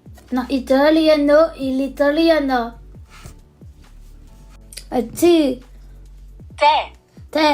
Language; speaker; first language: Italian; non-native, learner; French